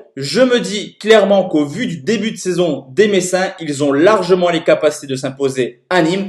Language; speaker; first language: French; native; French